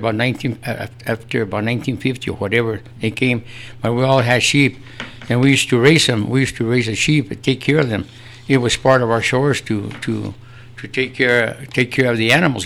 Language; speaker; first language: English; early bilingual, other home language; Spanish